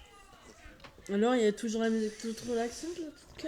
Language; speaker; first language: French; native; French